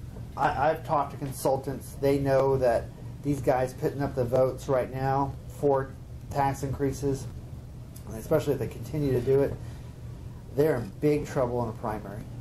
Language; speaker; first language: English; native; English